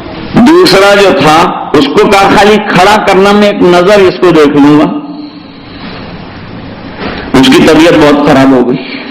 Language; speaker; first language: Urdu; native; Urdu